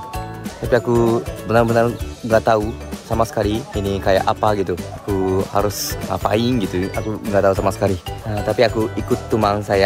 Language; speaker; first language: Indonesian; non-native, fluent; Japanese